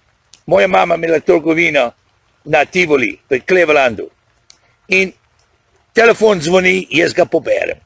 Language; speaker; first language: Slovenian; early bilingual, heritage; Slovenian